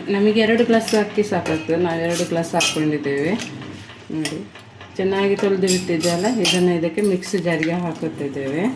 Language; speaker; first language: Kannada; non-native, local second language; Tulu